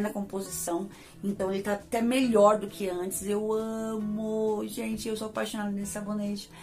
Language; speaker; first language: Portuguese; native; Portuguese